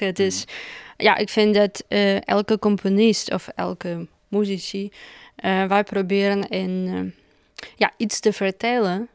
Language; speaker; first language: Dutch; non-native, fluent; Russian